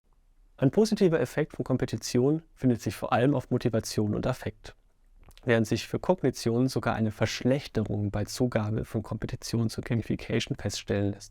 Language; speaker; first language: German; native; German